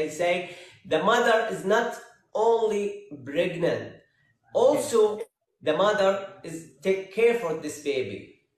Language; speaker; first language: English; non-native, learner; Arabic